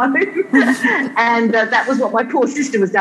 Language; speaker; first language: English; native; English